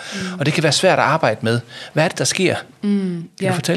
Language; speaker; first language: Danish; native; Danish